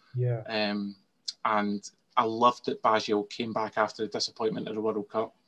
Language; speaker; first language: English; native; English